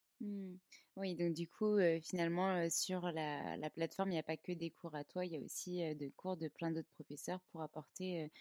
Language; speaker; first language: French; native; French